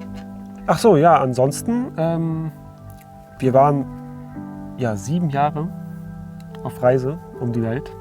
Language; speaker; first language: German; native; German